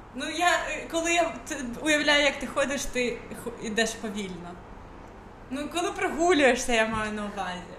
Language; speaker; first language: Ukrainian; non-native, local second language; Russian